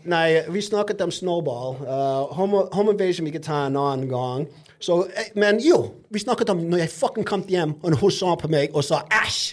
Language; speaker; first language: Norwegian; non-native, fluent; English